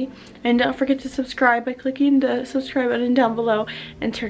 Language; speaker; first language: English; native; English